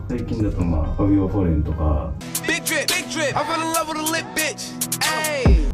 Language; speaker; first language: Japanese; early bilingual, other home language; Filipino